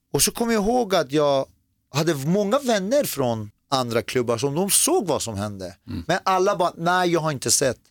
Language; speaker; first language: Swedish; early bilingual, other home language; Persian